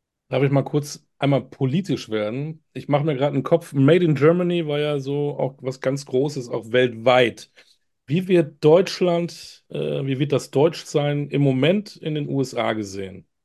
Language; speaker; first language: German; native; German